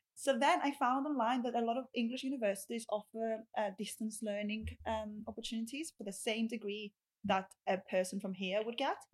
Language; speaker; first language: English; non-native, fluent; Greek